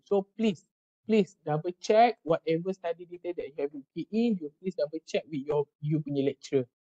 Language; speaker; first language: English; non-native, local second language; Malay